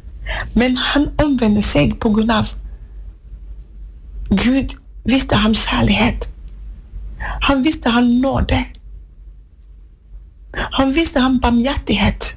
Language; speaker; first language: Norwegian; non-native, fluent; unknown